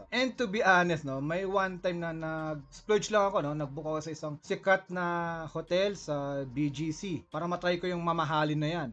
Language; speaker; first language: Filipino; native; Filipino